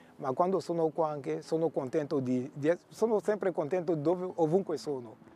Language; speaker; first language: Italian; non-native, fluent; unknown